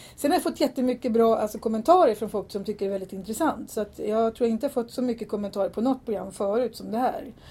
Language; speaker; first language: Swedish; native; Swedish